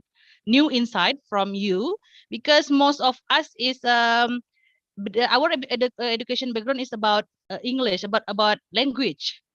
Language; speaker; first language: English; non-native, fluent; Indonesian